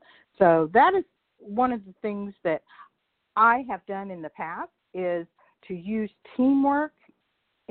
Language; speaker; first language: English; native; English